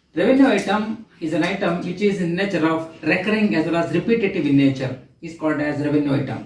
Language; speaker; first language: English; non-native, local second language; Kannada